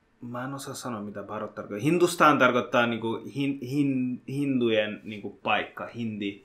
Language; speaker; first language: Finnish; early bilingual, other home language; Bangla